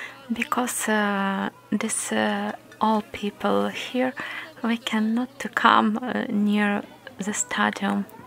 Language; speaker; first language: English; non-native, learner; Russian